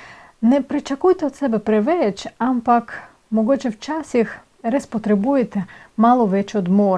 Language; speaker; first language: Slovenian; non-native, fluent; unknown